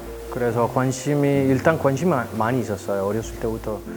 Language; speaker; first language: Korean; non-native, learner; Spanish